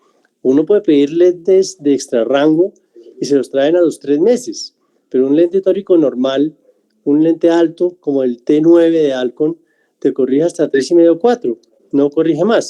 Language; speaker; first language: Spanish; native; Spanish